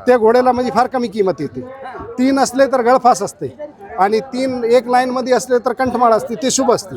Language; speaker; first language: Marathi; non-native, fluent; Hindi